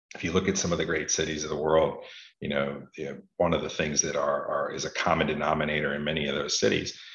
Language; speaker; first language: English; native; English